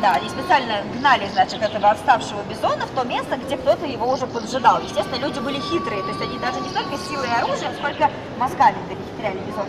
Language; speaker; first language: Russian; native; Russian